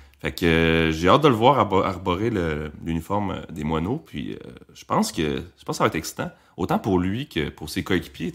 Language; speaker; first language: French; native; French